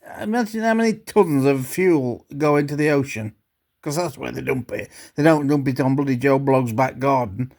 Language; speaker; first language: English; native; English